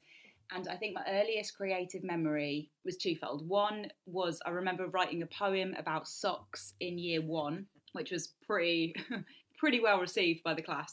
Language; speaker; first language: English; native; English